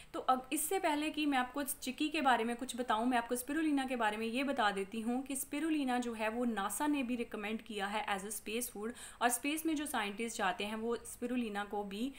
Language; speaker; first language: Hindi; non-native, local second language; Punjabi